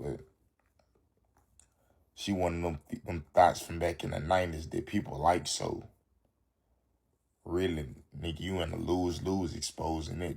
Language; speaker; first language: English; native; English